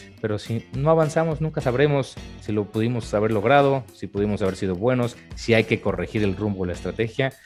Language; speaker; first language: Spanish; native; Spanish